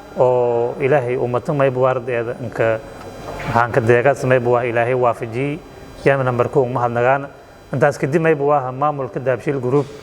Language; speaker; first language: Somali; non-native, local second language; Maay